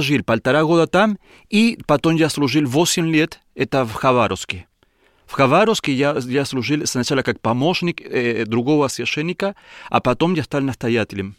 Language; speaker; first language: Russian; non-native, learner; Spanish